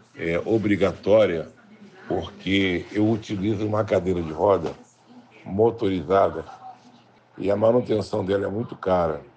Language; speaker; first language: Portuguese; native; Portuguese